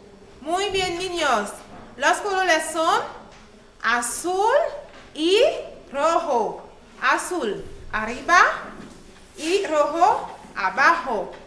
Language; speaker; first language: Spanish; non-native, learner; Haitian Creole